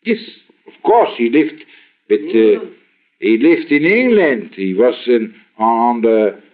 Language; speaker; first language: English; non-native, learner; Dutch